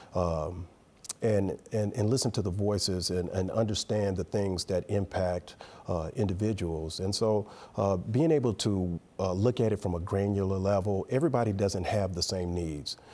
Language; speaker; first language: English; native; English